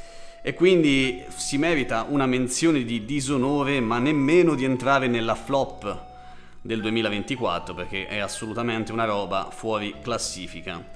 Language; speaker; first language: Italian; native; Italian